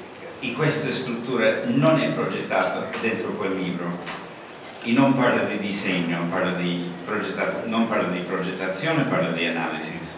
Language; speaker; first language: Italian; non-native, learner; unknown